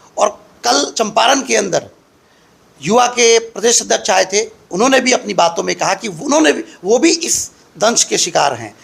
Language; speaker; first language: Hindi; native; Hindi